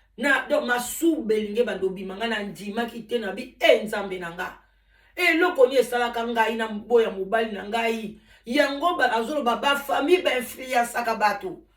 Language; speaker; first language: Lingala; native; Lingala